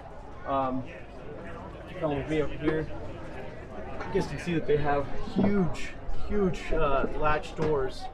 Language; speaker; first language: English; native; English